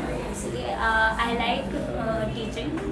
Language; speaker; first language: English; non-native, learner; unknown